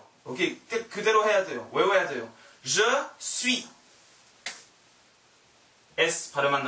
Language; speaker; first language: Korean; non-native, learner; French